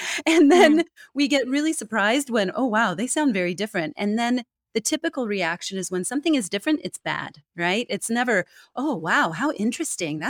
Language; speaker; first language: English; native; English